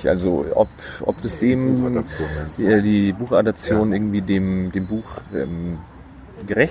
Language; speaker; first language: German; native; German